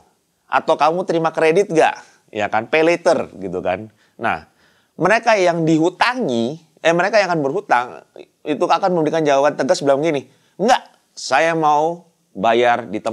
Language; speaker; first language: Indonesian; native; Indonesian